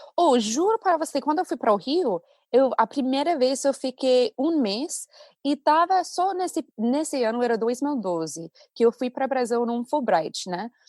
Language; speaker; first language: Portuguese; non-native, fluent; English